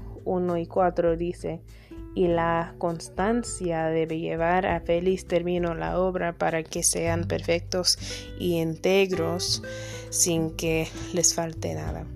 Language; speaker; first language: Spanish; non-native, learner; English